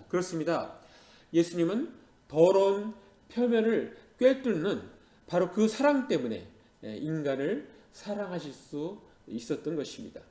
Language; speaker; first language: Korean; native; Korean